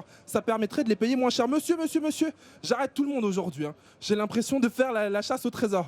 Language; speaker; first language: French; native; French